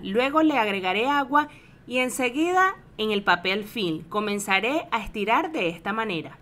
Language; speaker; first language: Spanish; native; Spanish